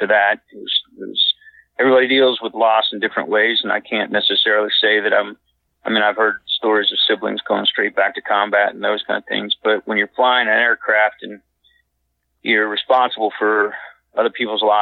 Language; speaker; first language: English; native; English